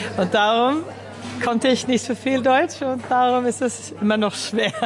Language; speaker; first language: German; early bilingual, heritage; Swedish